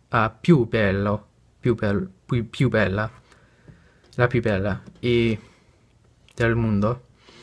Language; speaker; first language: Italian; non-native, learner; English